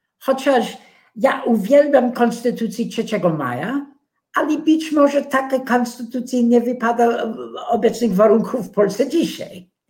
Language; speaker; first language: Polish; non-native, fluent; English